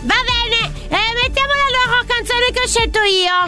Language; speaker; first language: Italian; native; Italian